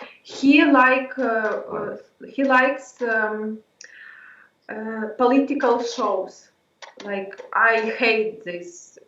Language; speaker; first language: English; non-native, learner; Ukrainian